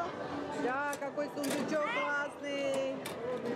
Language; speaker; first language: Russian; native; Russian